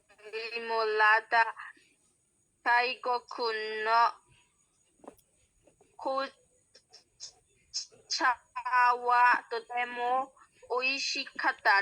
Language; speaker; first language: Japanese; non-native, learner; Burmese